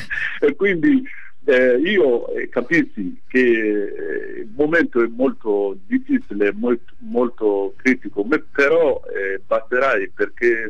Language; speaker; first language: Italian; non-native, fluent; Bambara